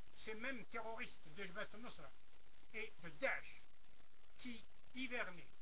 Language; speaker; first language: French; non-native, local second language; Arabic